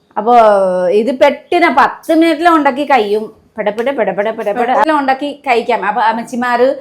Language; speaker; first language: Malayalam; non-native, fluent; Nepali